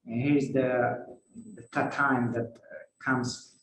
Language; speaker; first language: English; non-native, fluent; Kazakh